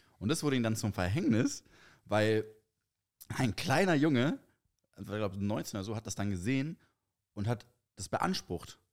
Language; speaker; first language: German; native; German